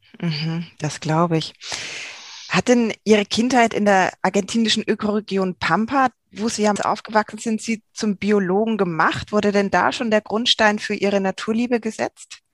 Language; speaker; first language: German; native; German